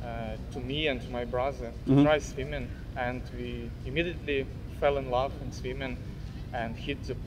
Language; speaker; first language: English; non-native, learner; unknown